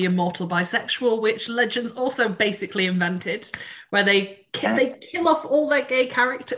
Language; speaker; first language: English; native; English